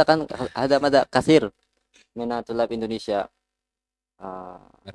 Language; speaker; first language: Arabic; non-native, learner; Indonesian